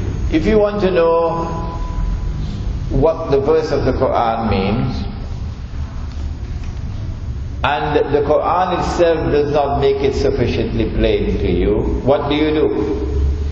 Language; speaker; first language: English; native; English